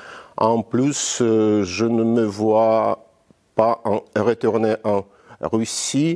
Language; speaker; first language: French; non-native, fluent; Russian